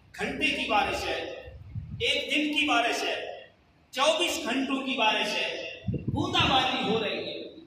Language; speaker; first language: Urdu; non-native, local second language; Punjabi